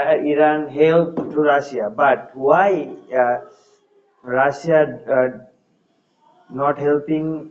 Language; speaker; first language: English; non-native, learner; Bangla